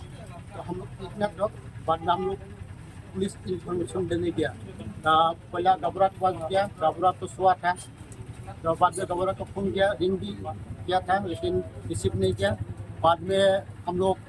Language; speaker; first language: Hindi; non-native, local second language; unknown